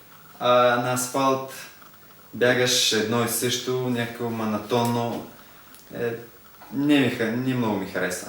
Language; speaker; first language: Bulgarian; non-native, learner; Russian